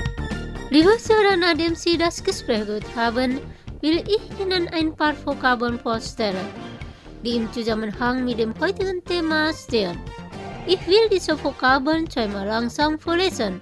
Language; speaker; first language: German; non-native, fluent; Indonesian